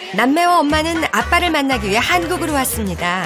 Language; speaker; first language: Korean; native; Korean